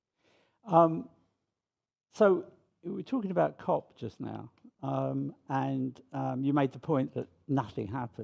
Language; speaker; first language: English; native; English